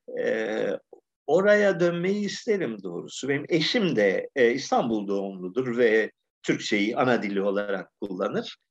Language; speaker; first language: Turkish; native; Turkish